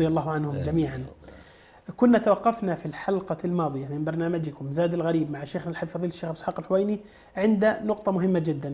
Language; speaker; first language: Arabic; native; Arabic